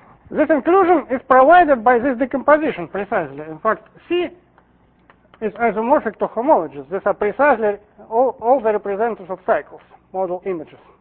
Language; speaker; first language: English; non-native, fluent; Russian